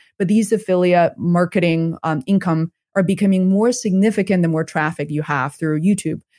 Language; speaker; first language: English; non-native, fluent; Chinese